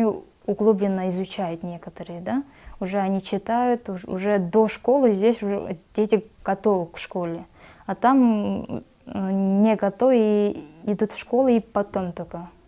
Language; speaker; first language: Russian; non-native, local second language; Kyrgyz